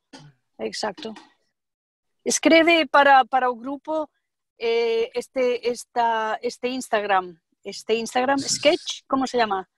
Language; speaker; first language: Portuguese; non-native, learner; Spanish